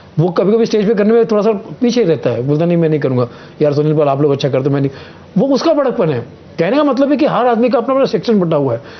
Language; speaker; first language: Hindi; native; Hindi